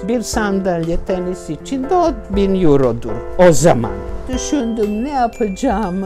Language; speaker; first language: Turkish; non-native, fluent; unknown